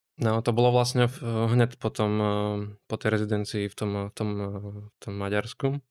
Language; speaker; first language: Slovak; native; Slovak